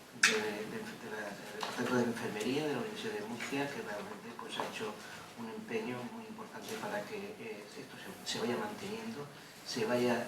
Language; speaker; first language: Spanish; native; Spanish